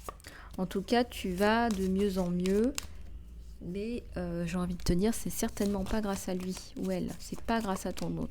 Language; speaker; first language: French; native; French